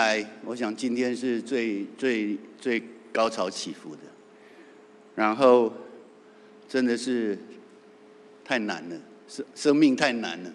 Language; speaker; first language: Chinese; native; Chinese